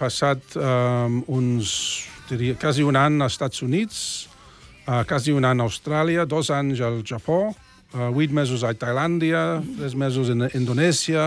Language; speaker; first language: Catalan; non-native, fluent; English